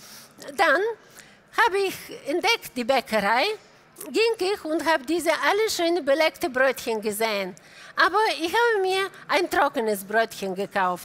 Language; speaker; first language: German; non-native, fluent; Bulgarian